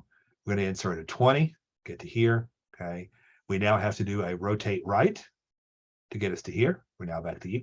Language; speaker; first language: English; native; English